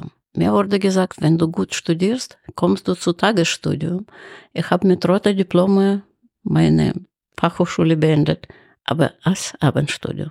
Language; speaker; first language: German; non-native, fluent; Russian